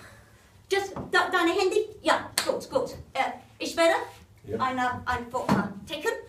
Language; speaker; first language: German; non-native, learner; English